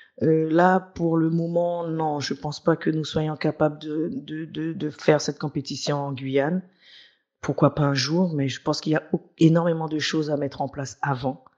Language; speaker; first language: French; native; French